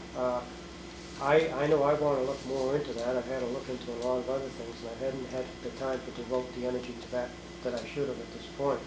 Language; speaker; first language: English; native; English